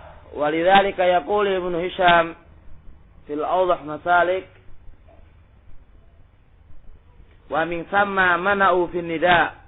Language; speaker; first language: Arabic; non-native, local second language; Indonesian